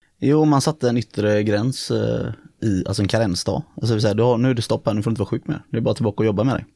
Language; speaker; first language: Swedish; native; Swedish